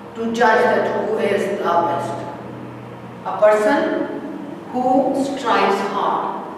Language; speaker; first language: English; non-native, local second language; Urdu